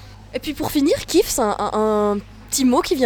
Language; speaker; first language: French; native; French